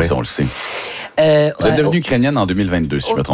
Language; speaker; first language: French; native; French